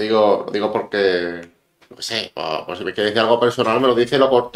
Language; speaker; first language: Spanish; native; Spanish